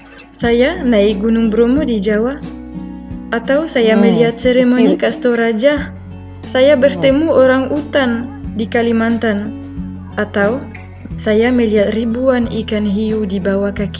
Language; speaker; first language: Indonesian; non-native, fluent; French